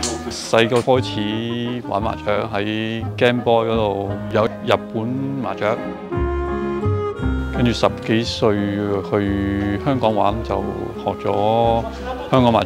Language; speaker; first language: Cantonese; non-native, fluent; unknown